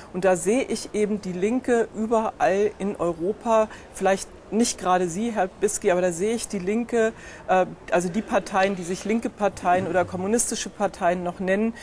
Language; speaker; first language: German; native; German